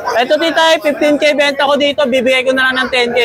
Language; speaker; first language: Filipino; native; Filipino